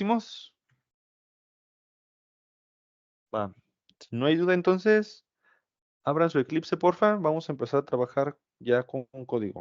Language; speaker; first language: Spanish; native; Spanish